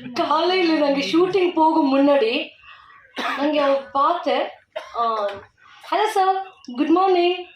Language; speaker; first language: Tamil; non-native, learner; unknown